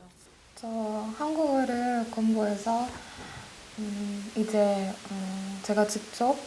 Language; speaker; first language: Korean; non-native, fluent; Russian